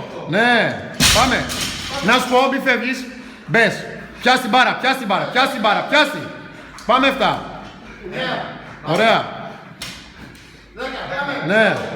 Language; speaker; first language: Greek; native; Greek